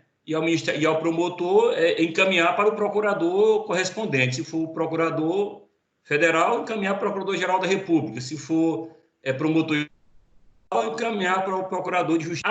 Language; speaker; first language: Portuguese; native; Portuguese